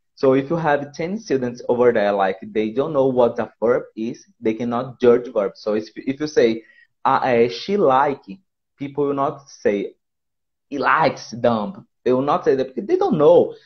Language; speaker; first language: English; non-native, fluent; Portuguese